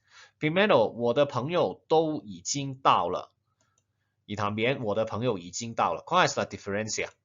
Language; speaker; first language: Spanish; non-native, fluent; Chinese